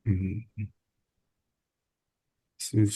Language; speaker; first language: Chinese; non-native, learner; Indonesian